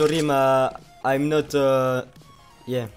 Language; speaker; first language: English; non-native, learner; French